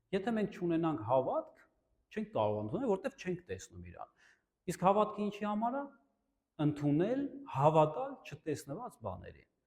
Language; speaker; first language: Armenian; native; Armenian